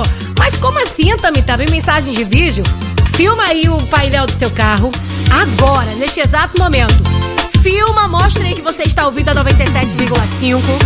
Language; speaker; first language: Portuguese; native; Portuguese